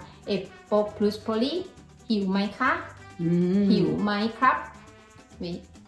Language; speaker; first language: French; non-native, learner; Thai